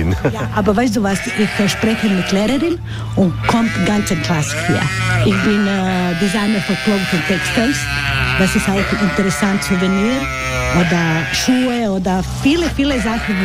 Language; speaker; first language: German; non-native, learner; Croatian